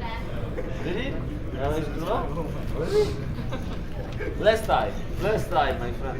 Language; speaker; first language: English; non-native, learner; Polish